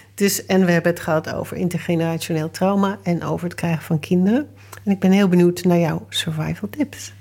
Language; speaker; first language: Dutch; native; Dutch